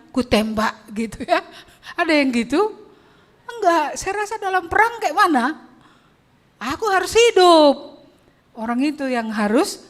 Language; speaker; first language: Indonesian; non-native, local second language; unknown